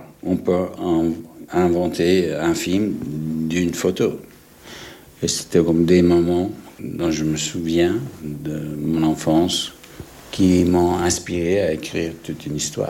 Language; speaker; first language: French; non-native, fluent; English